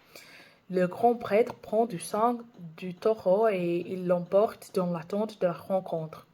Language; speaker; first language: French; non-native, fluent; English